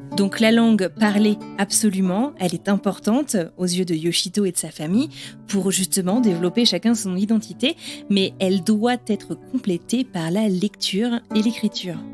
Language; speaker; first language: French; native; French